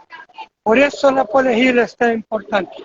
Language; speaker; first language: Spanish; non-native, fluent; Portuguese